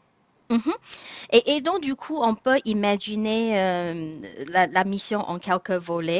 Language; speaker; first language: French; non-native, fluent; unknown